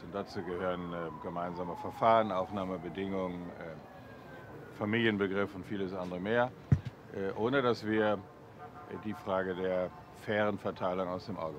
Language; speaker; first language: German; native; German